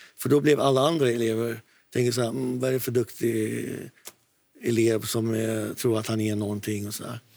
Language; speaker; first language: Swedish; non-native, fluent; Arabic